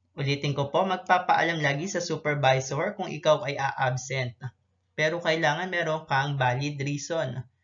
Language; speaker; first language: Filipino; native; Filipino